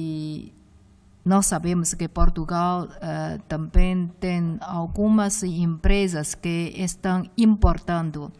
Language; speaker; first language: Portuguese; non-native, fluent; Chinese